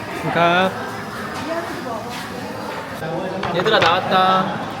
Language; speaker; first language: Korean; native; Korean